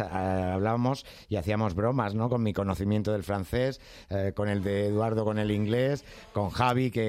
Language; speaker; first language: Spanish; native; Spanish